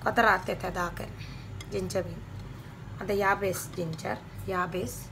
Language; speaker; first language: Arabic; non-native, learner; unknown